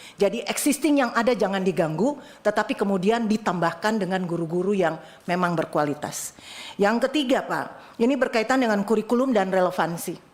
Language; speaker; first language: Indonesian; native; Indonesian